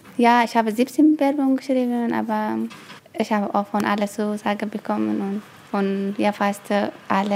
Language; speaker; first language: German; non-native, learner; Tigrinya